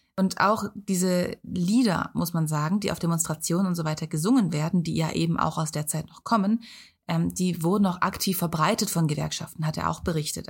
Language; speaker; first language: German; native; German